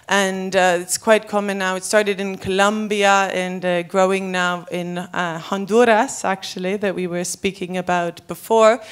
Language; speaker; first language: English; native; English